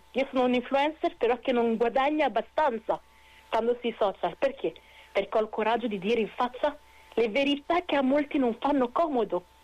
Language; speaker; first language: Italian; non-native, fluent; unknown